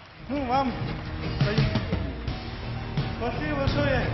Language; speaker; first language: Russian; non-native, local second language; Tuvinian